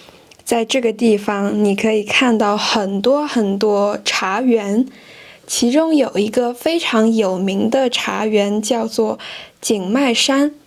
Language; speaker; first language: Chinese; non-native, fluent; French